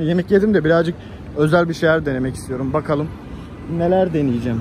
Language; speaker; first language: Turkish; native; Turkish